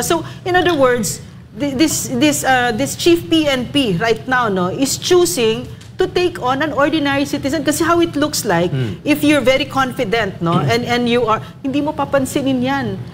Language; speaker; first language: English; non-native, local second language; Filipino